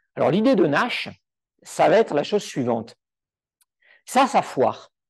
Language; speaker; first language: French; native; French